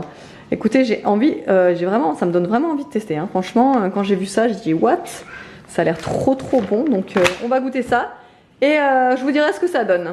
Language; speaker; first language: French; native; French